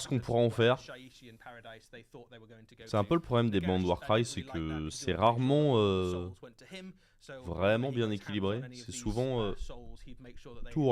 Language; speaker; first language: French; native; French